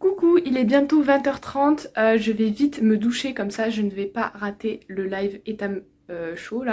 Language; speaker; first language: French; native; French